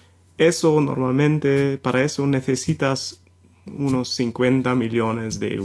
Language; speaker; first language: Spanish; non-native, fluent; German